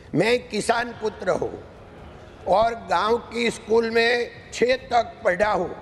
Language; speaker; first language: Hindi; non-native, local second language; Gujarati